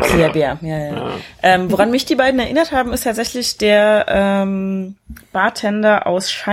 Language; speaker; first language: German; native; German